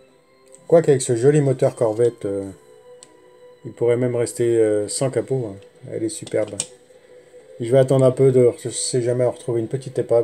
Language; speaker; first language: French; native; French